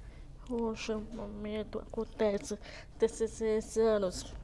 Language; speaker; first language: Portuguese; non-native, local second language; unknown